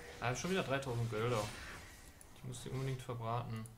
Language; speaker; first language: German; native; German